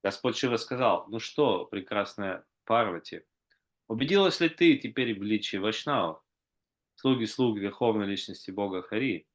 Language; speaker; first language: Russian; native; Russian